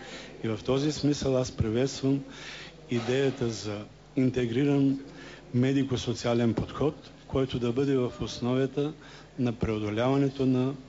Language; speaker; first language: Bulgarian; native; Bulgarian